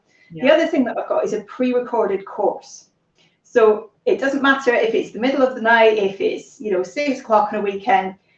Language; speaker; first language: English; native; English